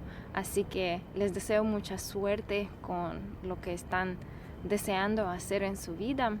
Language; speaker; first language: Spanish; non-native, fluent; Russian